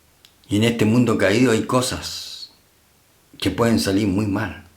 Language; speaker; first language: Spanish; native; Spanish